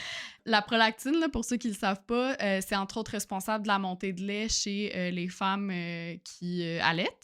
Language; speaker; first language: French; native; French